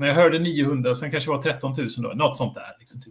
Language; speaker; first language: Swedish; native; Swedish